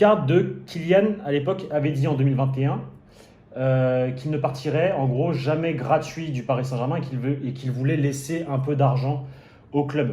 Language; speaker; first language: French; native; French